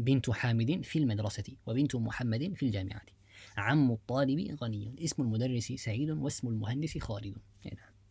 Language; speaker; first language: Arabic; non-native, fluent; English